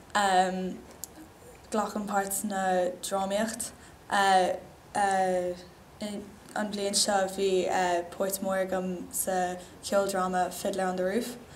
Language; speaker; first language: Irish; non-native, local second language; English